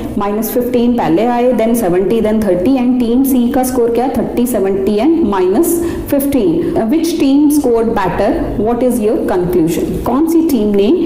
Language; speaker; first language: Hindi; non-native, local second language; Punjabi